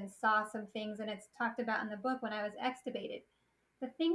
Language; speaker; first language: English; native; English